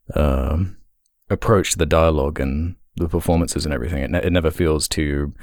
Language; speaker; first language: English; native; English